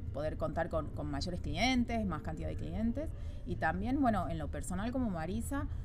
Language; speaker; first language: Spanish; native; Spanish